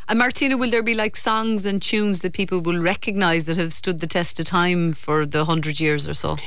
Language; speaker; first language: English; native; English